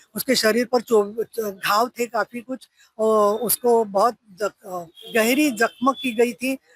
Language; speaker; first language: Hindi; non-native, local second language; Marathi